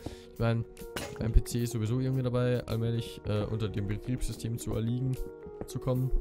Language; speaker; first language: German; native; German